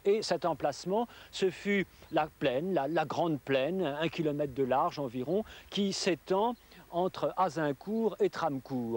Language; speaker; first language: French; native; French